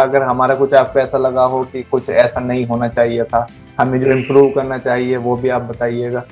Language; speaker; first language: Hindi; native; Hindi